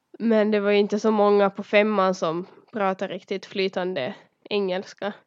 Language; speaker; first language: Swedish; early bilingual, other home language; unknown